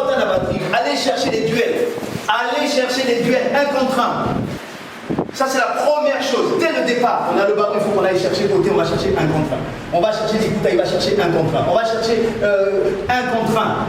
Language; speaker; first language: French; non-native, local second language; Lingala